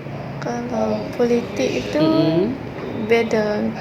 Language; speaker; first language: Indonesian; non-native, learner; Malay